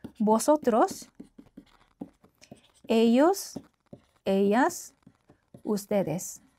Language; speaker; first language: Spanish; non-native, fluent; Korean